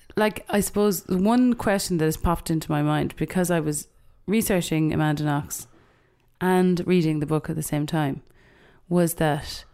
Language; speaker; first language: English; native; English